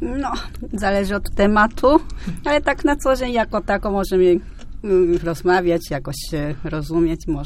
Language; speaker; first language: Polish; non-native, fluent; Japanese